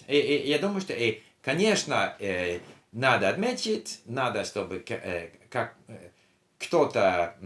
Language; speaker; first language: Russian; non-native, learner; English